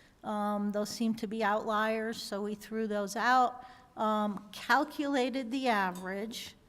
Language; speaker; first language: English; native; English